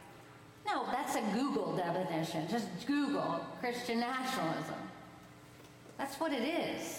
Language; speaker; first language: English; native; English